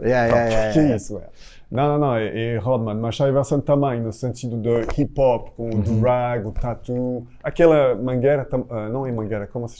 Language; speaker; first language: Portuguese; non-native, fluent; French